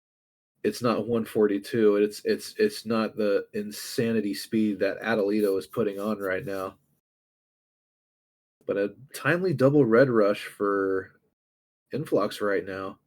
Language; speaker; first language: English; native; English